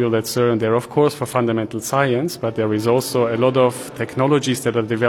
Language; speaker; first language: Swedish; non-native, fluent; German